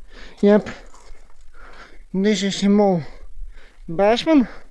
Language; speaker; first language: English; non-native, learner; Croatian